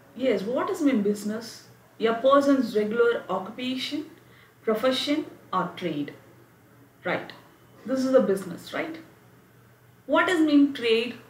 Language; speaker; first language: English; non-native, local second language; Tamil